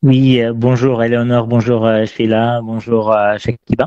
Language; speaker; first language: French; non-native, fluent; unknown